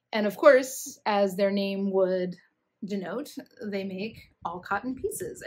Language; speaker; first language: English; native; English